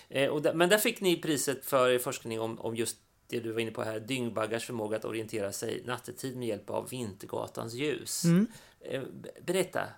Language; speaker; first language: Swedish; native; Swedish